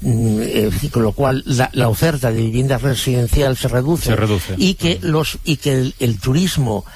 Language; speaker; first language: Spanish; native; Spanish